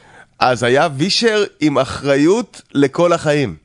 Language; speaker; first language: Hebrew; native; Hebrew